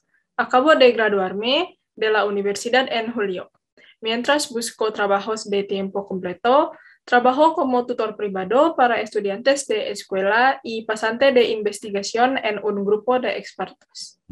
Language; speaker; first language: Spanish; non-native, learner; Indonesian